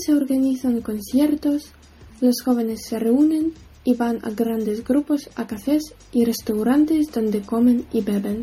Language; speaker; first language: Spanish; non-native, learner; Ukrainian